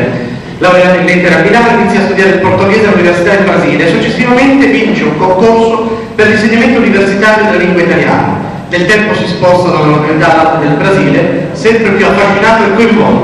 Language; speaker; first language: Italian; native; Italian